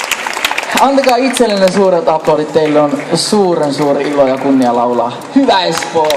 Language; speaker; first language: Finnish; native; Finnish